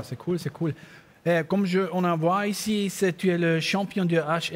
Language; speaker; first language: French; non-native, learner; German